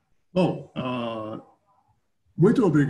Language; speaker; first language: Portuguese; non-native, fluent; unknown